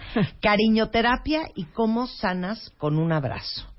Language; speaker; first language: Spanish; native; Spanish